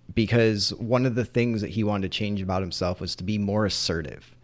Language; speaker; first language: English; native; English